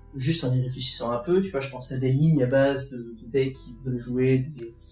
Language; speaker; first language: French; native; French